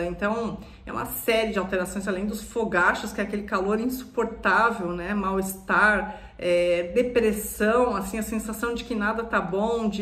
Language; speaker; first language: Portuguese; native; Portuguese